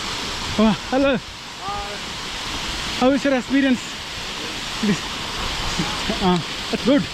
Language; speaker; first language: English; non-native, learner; Malayalam